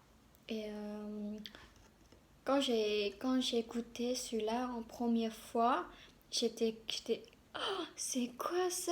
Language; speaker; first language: French; non-native, learner; Korean